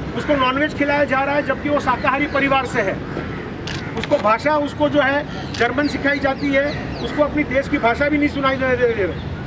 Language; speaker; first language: Hindi; non-native, local second language; Gujarati